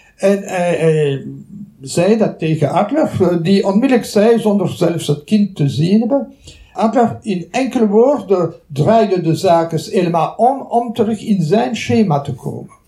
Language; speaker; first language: Dutch; non-native, local second language; French